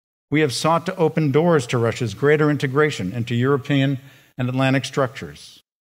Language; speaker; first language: English; native; English